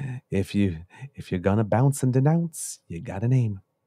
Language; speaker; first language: English; native; English